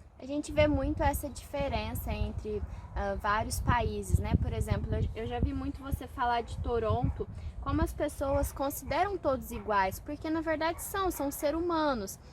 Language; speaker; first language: Portuguese; native; Portuguese